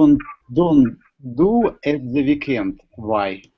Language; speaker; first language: English; non-native, learner; Russian